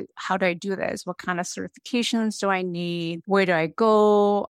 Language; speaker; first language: English; native; English